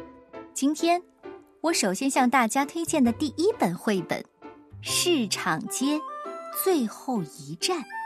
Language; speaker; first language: Chinese; native; Chinese